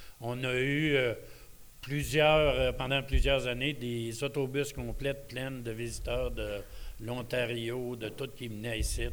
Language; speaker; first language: French; native; French